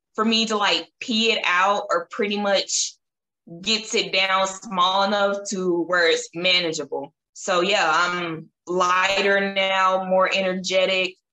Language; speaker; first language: English; native; English